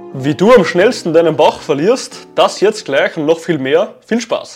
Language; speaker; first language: German; native; German